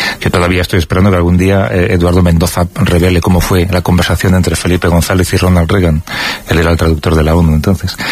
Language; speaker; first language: Spanish; native; Spanish